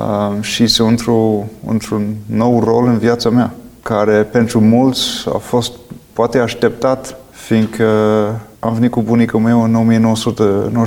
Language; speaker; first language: Romanian; non-native, fluent; English